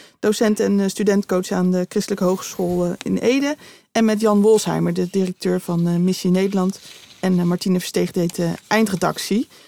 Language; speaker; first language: Dutch; native; Dutch